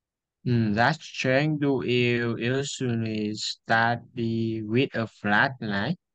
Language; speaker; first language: English; non-native, learner; Vietnamese